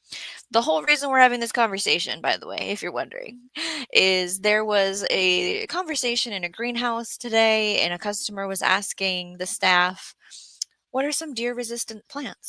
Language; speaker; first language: English; native; English